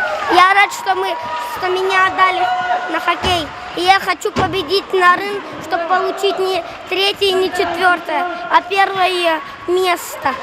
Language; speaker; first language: Russian; non-native, local second language; Kyrgyz